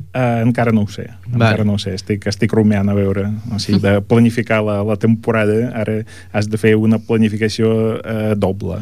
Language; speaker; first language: Catalan; non-native, fluent; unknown